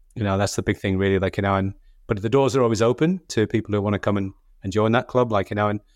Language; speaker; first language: English; native; English